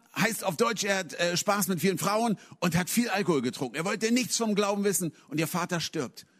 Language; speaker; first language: German; native; German